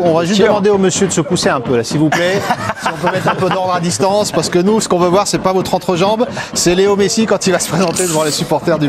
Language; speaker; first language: French; native; French